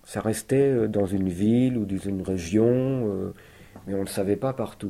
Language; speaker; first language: French; native; French